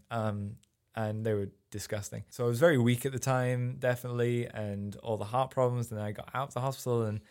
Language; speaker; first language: English; native; English